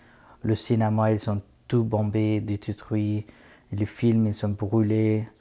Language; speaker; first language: French; non-native, fluent; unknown